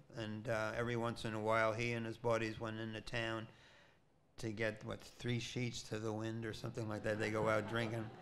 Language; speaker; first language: English; native; English